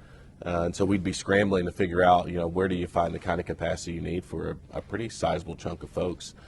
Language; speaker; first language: English; native; English